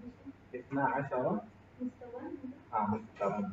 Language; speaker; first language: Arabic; non-native, fluent; Urdu